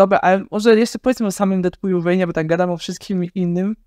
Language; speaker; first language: Polish; native; Polish